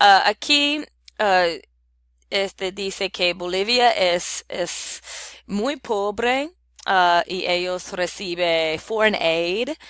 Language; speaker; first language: Spanish; non-native, learner; English